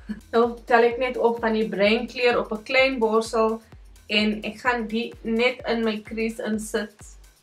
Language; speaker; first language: Afrikaans; non-native, learner; English